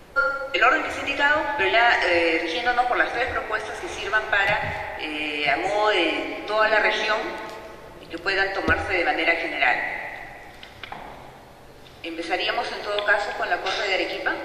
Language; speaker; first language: Spanish; native; Spanish